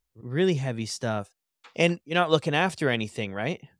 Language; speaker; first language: English; native; English